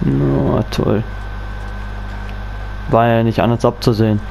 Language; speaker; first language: German; native; German